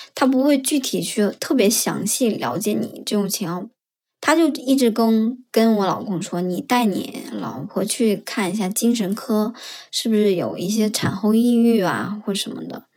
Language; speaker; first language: Chinese; native; Chinese